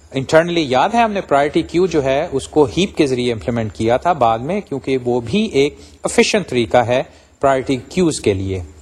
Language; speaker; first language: Urdu; native; Urdu